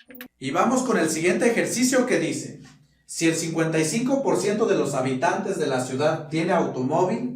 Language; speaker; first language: Spanish; native; Spanish